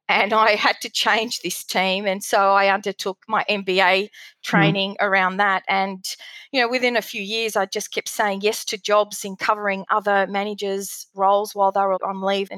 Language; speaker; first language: English; early bilingual, other home language; Greek